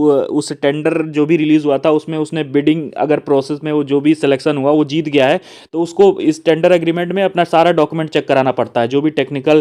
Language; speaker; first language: Hindi; native; Hindi